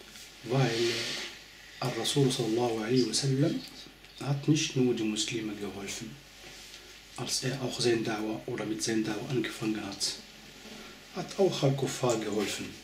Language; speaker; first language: German; non-native, fluent; Arabic